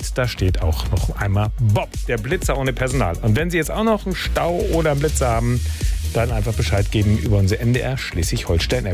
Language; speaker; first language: German; native; German